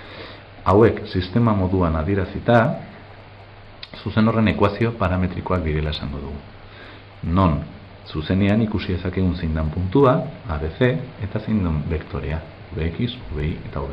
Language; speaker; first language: Basque; native; Basque